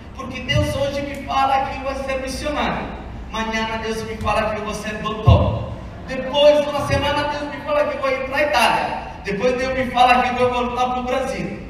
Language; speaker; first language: Portuguese; non-native, fluent; Italian